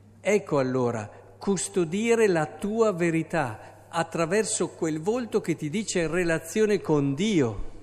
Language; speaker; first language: Italian; native; Italian